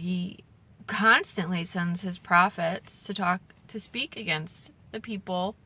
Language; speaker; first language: English; native; English